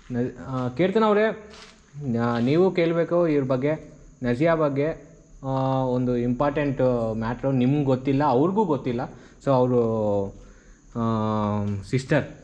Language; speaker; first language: Kannada; non-native, local second language; Telugu